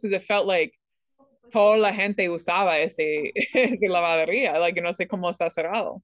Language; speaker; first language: Spanish; non-native, learner; English